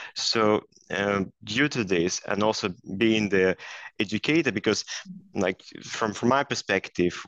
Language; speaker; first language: English; non-native, fluent; Russian